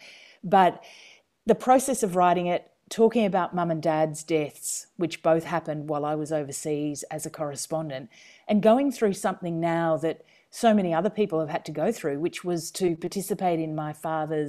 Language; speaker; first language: English; native; English